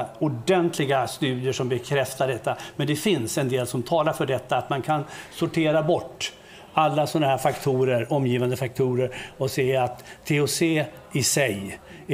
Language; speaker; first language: Swedish; native; Swedish